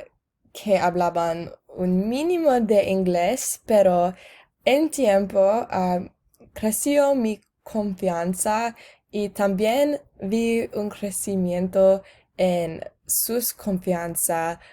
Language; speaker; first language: Spanish; non-native, learner; English